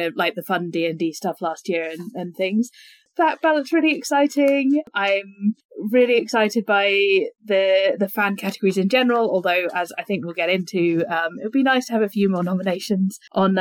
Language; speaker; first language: English; native; English